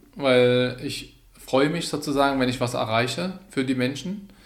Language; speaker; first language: German; non-native, fluent; Arabic